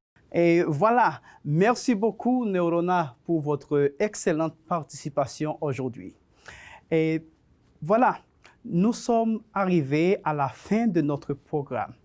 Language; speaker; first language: French; non-native, fluent; Spanish